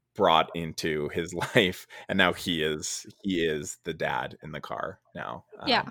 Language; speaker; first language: English; native; English